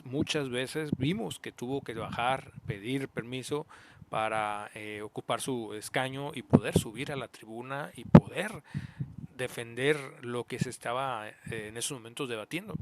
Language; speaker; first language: Spanish; native; Spanish